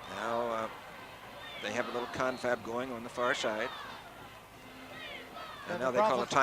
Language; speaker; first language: English; native; English